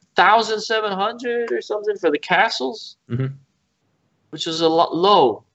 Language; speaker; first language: English; native; English